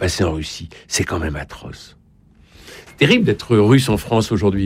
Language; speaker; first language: French; native; French